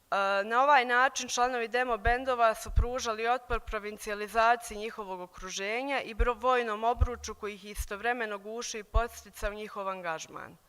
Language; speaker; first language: Bosnian; native; Bosnian